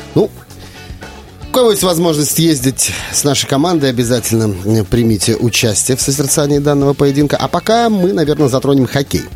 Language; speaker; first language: Russian; native; Russian